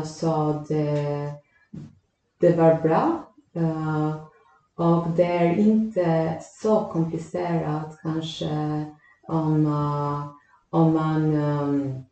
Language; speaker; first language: Swedish; non-native, fluent; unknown